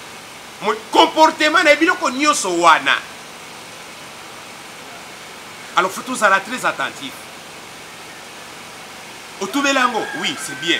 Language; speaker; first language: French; non-native, local second language; Lingala